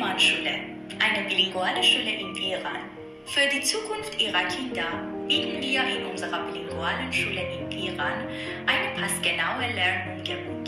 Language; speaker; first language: German; non-native, fluent; Persian